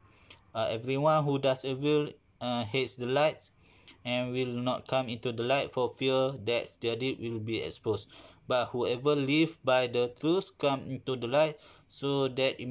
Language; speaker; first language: English; non-native, learner; Malay